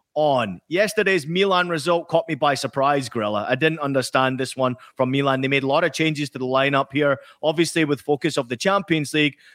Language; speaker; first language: English; native; English